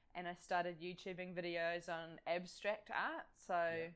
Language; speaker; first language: English; native; English